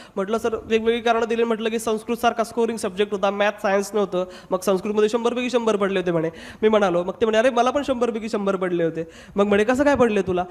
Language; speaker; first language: Marathi; non-native, local second language; Hindi